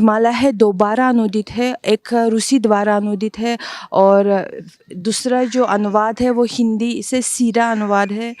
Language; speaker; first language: Hindi; non-native, fluent; Uzbek